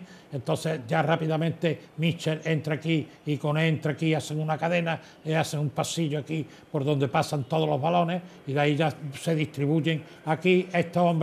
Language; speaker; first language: Spanish; native; Spanish